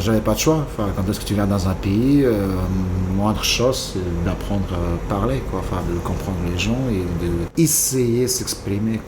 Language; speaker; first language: French; non-native, fluent; Russian